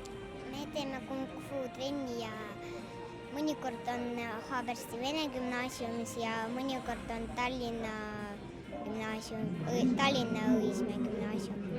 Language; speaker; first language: Estonian; non-native, local second language; Russian